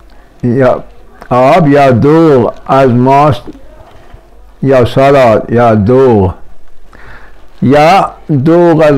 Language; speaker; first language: Persian; non-native, fluent; Urdu